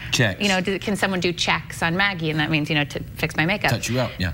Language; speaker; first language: English; native; English